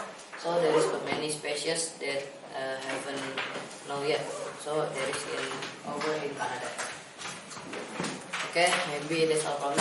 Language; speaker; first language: English; non-native, learner; Indonesian